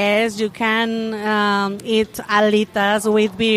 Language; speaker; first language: English; non-native, learner; Spanish